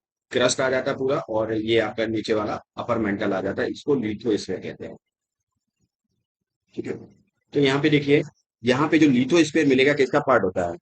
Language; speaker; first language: Hindi; native; Hindi